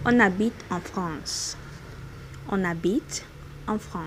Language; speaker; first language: French; non-native, fluent; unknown